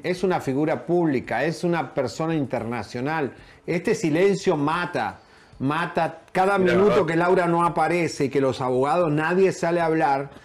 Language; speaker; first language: Spanish; native; Spanish